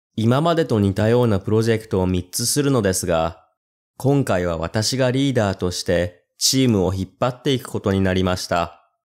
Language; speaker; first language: Japanese; native; Japanese